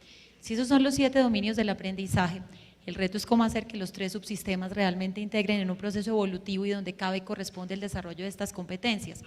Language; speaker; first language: Spanish; native; Spanish